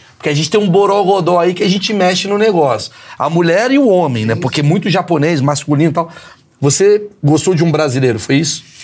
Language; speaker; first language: Portuguese; native; Portuguese